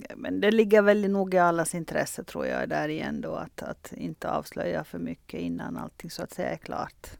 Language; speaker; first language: Swedish; native; Swedish